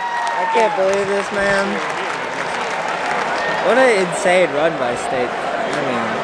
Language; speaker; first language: English; native; English